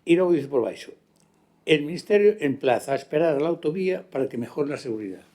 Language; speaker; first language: Spanish; native; Spanish